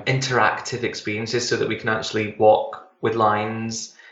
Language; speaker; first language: English; native; English